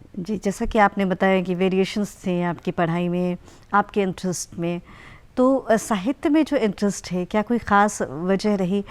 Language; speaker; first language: Hindi; native; Hindi